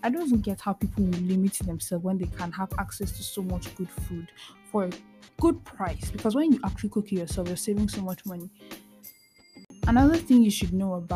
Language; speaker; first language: English; non-native, local second language; Igbo